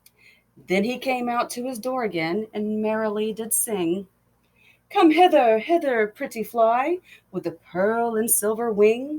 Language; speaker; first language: English; native; English